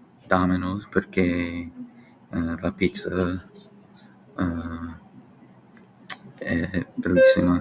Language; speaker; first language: Italian; non-native, learner; English